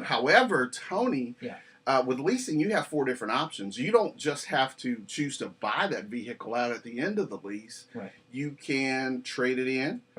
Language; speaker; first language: English; native; English